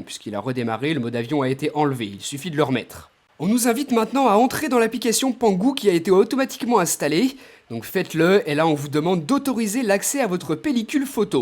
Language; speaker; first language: French; native; French